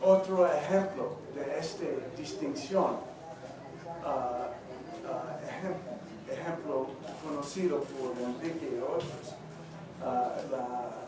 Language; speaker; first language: Spanish; non-native, learner; English